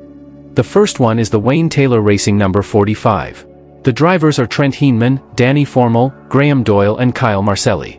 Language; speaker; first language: English; non-native, fluent; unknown